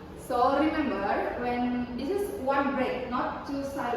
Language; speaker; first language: English; non-native, learner; Indonesian